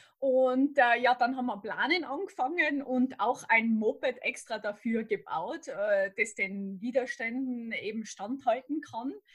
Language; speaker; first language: German; native; German